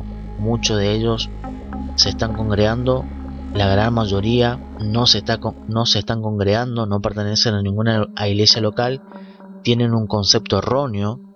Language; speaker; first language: Spanish; native; Spanish